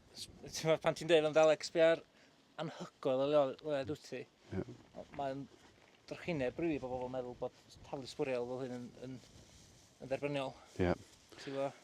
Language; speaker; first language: Welsh; native; Welsh